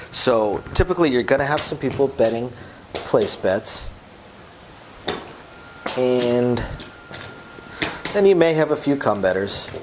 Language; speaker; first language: English; native; English